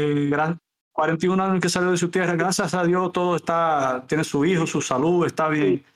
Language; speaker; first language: Spanish; native; Spanish